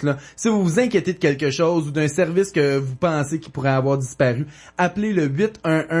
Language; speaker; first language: French; native; French